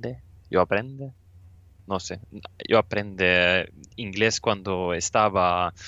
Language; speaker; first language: Spanish; non-native, learner; Swedish